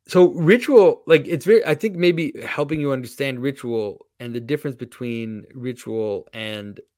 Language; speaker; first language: English; non-native, fluent; French